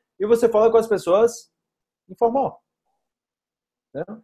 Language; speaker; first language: Portuguese; native; Portuguese